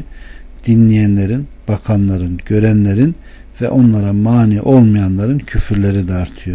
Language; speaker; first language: Turkish; native; Turkish